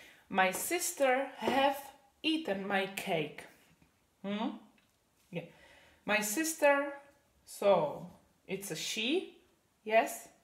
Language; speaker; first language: English; non-native, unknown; Czech